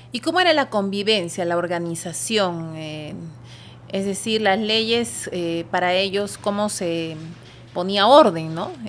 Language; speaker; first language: Spanish; native; Spanish